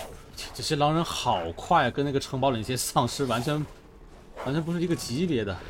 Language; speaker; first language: Chinese; native; Chinese